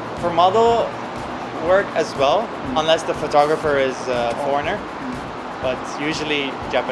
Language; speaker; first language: English; non-native, fluent; Dutch